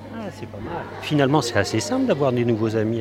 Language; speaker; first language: French; native; French